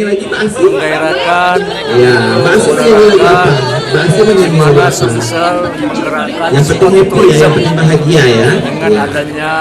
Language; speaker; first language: Indonesian; native; Indonesian